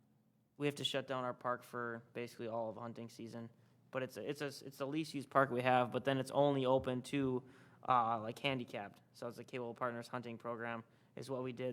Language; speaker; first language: English; native; English